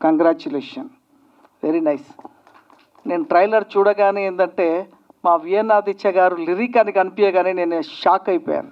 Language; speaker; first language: Telugu; native; Telugu